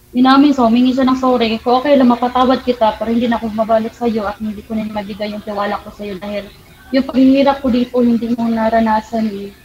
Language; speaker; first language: Filipino; non-native, local second language; Cebuano